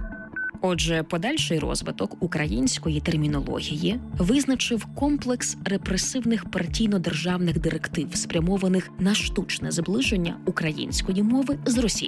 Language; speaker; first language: Ukrainian; native; Ukrainian